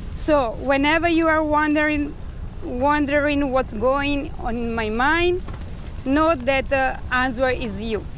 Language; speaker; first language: English; non-native, learner; Italian